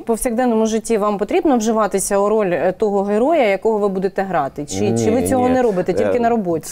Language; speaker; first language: Ukrainian; native; Ukrainian